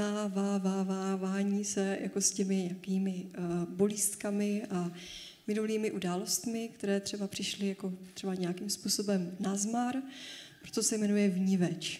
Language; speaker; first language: Czech; native; Czech